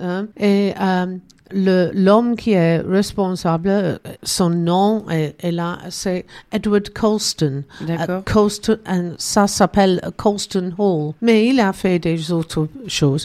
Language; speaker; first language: French; non-native, learner; English